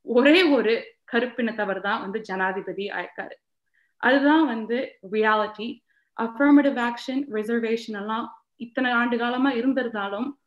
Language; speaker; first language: Tamil; early bilingual, heritage; Tamil